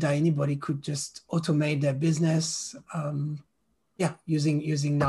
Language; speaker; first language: English; non-native, fluent; French